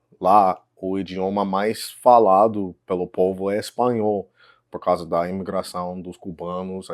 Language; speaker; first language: Portuguese; non-native, fluent; English